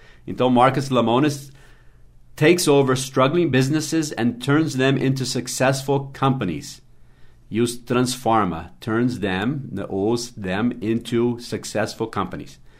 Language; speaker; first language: English; native; English